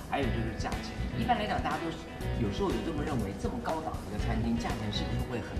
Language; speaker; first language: Chinese; native; Chinese